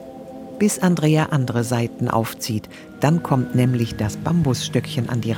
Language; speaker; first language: German; native; German